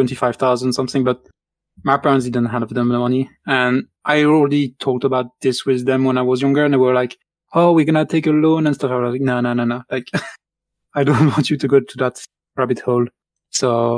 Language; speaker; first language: English; non-native, fluent; French